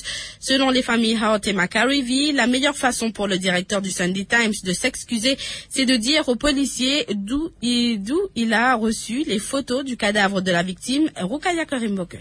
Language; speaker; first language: French; non-native, local second language; Morisyen